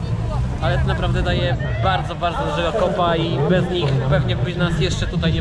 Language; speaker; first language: Polish; native; Polish